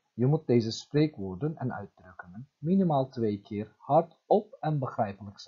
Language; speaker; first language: Dutch; non-native, fluent; Turkish